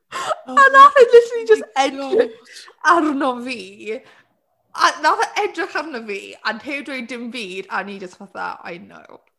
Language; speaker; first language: Welsh; native; Welsh